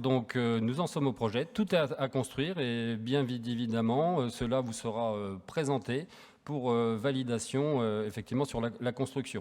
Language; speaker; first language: French; native; French